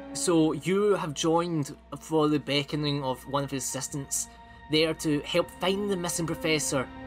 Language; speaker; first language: English; native; English